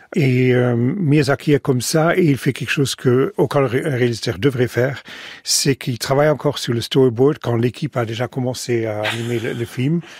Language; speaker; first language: French; non-native, fluent; Dutch